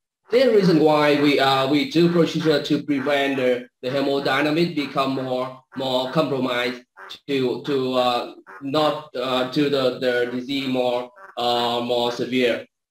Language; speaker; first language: English; non-native, learner; Vietnamese